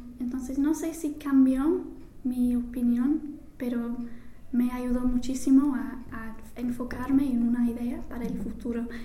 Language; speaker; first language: Spanish; non-native, fluent; English